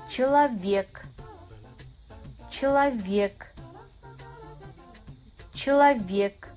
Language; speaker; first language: Russian; non-native, fluent; Kazakh